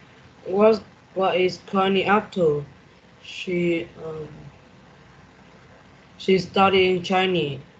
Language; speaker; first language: English; non-native, learner; Vietnamese